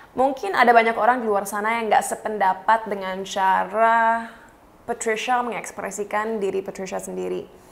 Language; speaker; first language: Indonesian; native; Indonesian